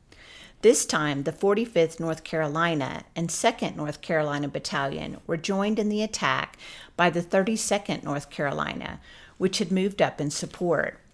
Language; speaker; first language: English; native; English